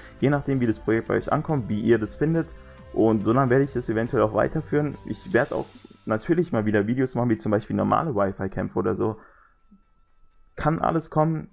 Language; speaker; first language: German; native; German